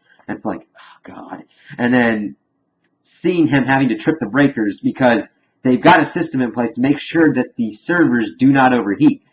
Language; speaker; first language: English; native; English